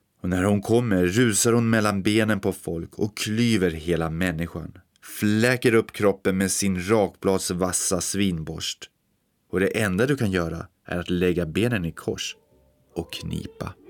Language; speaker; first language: Swedish; native; Swedish